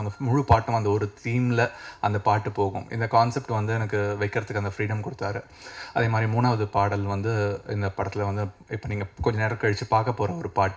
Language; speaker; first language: Tamil; native; Tamil